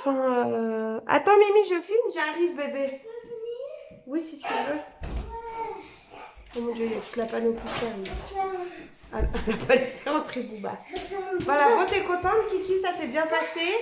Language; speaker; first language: French; native; French